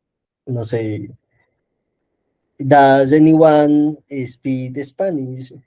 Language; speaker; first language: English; non-native, learner; Spanish